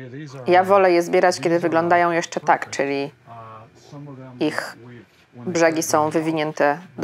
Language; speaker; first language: Polish; native; Polish